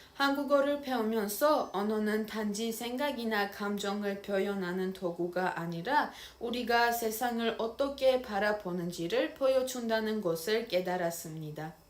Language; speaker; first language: Korean; non-native, learner; Armenian